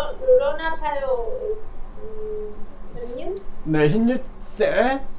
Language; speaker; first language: Korean; non-native, learner; Vietnamese